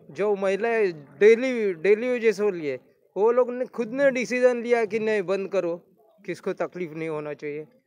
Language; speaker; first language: Hindi; non-native, local second language; Marathi